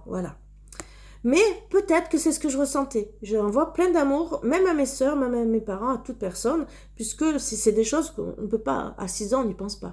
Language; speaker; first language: French; native; French